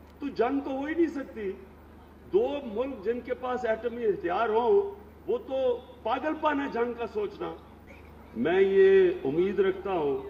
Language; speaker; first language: Urdu; native; Urdu